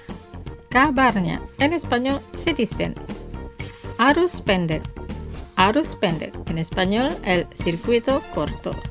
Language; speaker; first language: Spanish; non-native, fluent; Indonesian